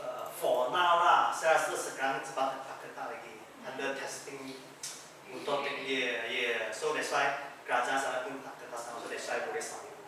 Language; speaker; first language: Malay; non-native, local second language; Chinese